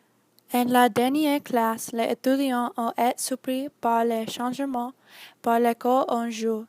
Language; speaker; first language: French; non-native, learner; English